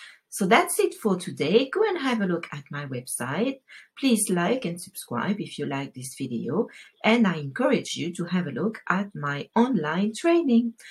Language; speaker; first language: English; non-native, fluent; French